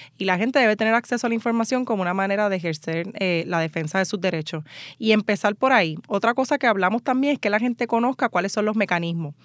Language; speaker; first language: Spanish; native; Spanish